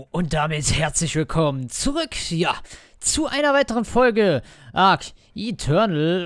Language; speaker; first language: German; native; German